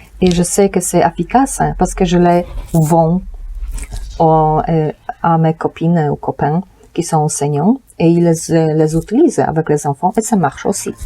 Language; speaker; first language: French; non-native, fluent; Polish